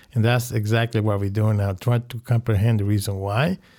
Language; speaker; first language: English; non-native, fluent; Spanish